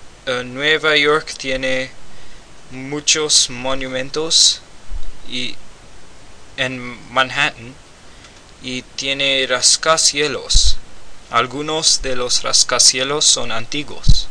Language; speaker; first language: Spanish; non-native, learner; English